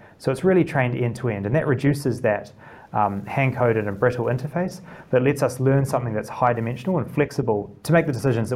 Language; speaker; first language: English; native; English